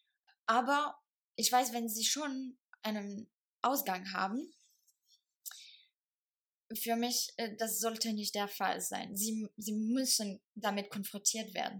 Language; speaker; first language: German; non-native, fluent; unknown